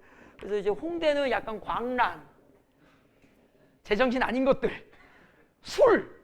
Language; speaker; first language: Korean; native; Korean